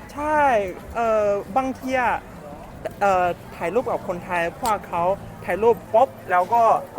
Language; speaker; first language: Thai; non-native, learner; Chinese